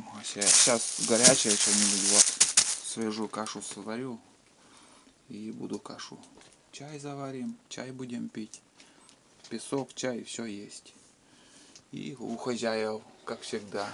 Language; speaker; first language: Russian; native; Russian